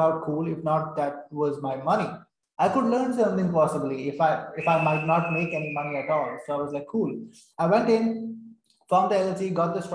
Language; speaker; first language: English; non-native, fluent; Urdu